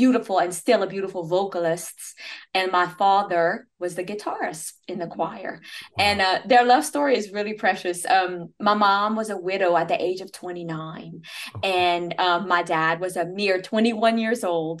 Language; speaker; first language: English; native; English